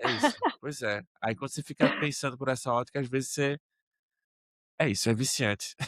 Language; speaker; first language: Portuguese; native; Portuguese